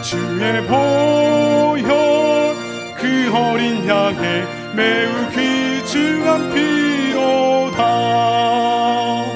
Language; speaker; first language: Korean; native; Korean